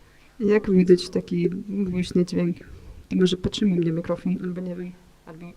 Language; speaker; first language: Polish; non-native, fluent; Ukrainian